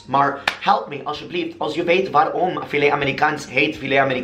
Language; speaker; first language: Dutch; non-native, learner; English